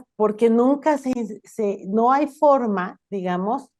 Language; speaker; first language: Spanish; native; Spanish